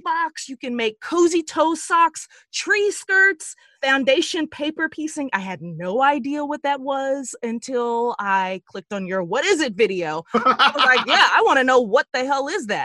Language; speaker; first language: English; native; English